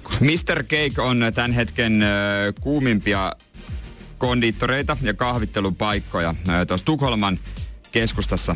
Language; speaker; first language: Finnish; native; Finnish